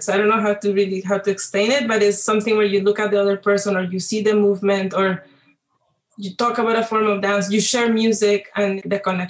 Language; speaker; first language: English; non-native, fluent; Spanish